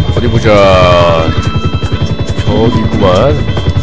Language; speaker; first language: Korean; native; Korean